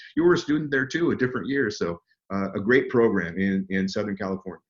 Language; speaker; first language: English; native; English